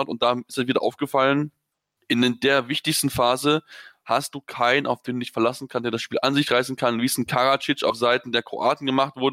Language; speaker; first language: German; native; German